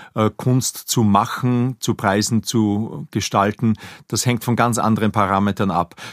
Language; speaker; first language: German; native; German